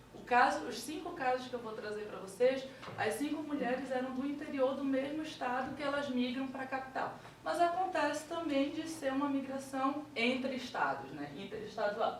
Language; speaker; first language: Portuguese; native; Portuguese